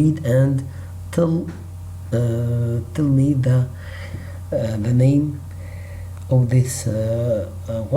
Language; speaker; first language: English; non-native, learner; Arabic